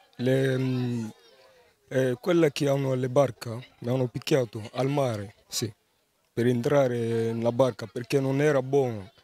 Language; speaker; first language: Italian; non-native, learner; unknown